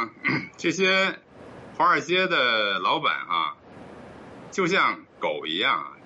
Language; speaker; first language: Chinese; native; Chinese